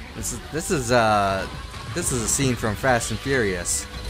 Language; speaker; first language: English; native; English